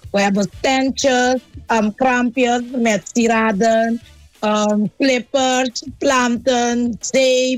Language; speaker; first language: Dutch; non-native, learner; Papiamento